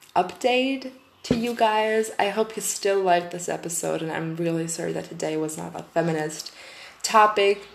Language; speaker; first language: English; non-native, fluent; German